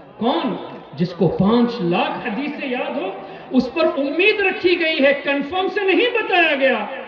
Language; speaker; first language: Urdu; non-native, local second language; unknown